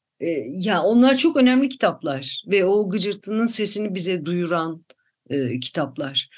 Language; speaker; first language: Turkish; native; Turkish